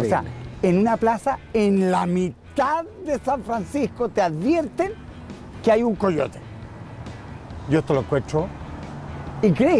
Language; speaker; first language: Spanish; native; Spanish